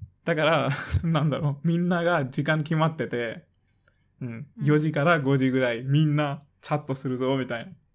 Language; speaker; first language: Japanese; non-native, fluent; English